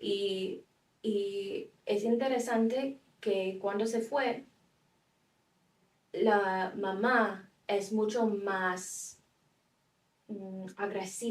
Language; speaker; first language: Spanish; non-native, fluent; English